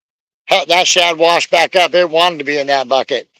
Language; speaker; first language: English; native; English